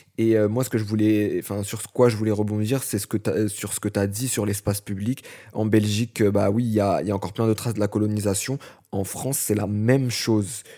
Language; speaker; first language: French; native; French